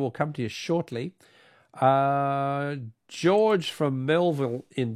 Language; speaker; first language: English; native; English